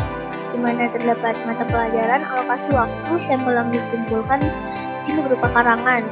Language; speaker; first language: Indonesian; native; Indonesian